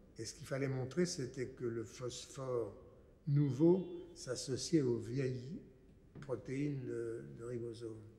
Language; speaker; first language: French; native; French